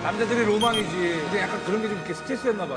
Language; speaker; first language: Korean; native; Korean